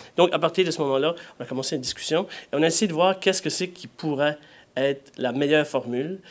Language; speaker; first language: French; native; French